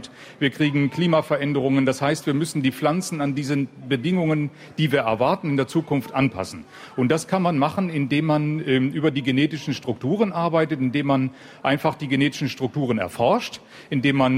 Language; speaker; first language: German; native; German